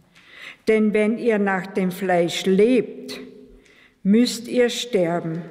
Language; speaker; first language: German; native; German